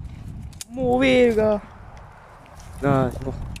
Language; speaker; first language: French; native; French